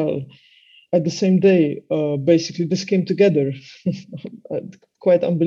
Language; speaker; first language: English; non-native, fluent; Slovenian